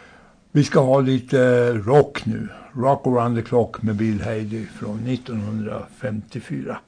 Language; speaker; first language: Swedish; native; Swedish